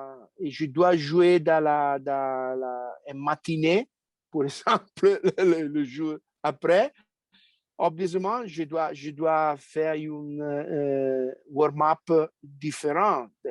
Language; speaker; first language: French; non-native, fluent; Italian